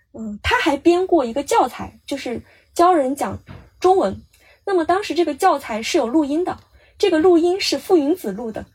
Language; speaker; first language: Chinese; native; Chinese